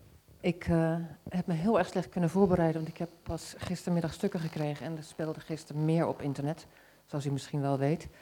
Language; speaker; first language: Dutch; native; Dutch